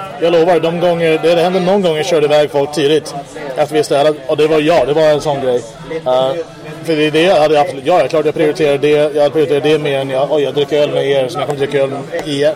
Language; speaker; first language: Swedish; early bilingual, other home language; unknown